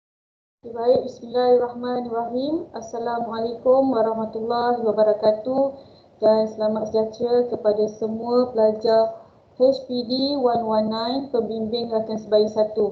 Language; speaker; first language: Malay; native; Malay